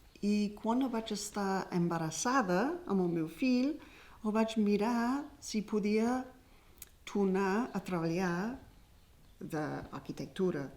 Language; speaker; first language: Catalan; non-native, fluent; English